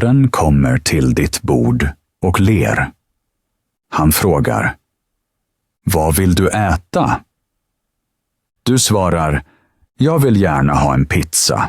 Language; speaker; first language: Swedish; native; Swedish